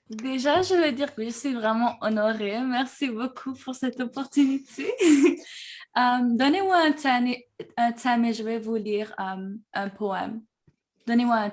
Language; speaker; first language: French; early bilingual, heritage; French